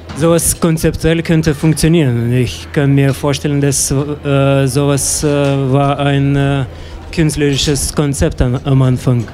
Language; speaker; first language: German; non-native, fluent; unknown